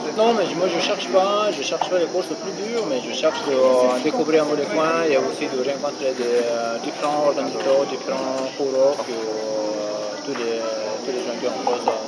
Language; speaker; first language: French; non-native, fluent; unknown